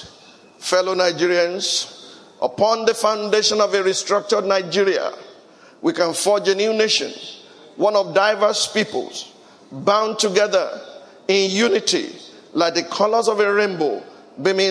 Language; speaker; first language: English; non-native, local second language; Yoruba